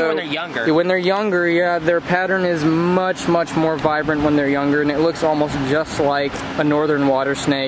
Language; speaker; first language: English; native; English